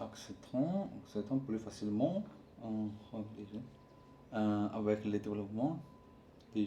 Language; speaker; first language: French; non-native, learner; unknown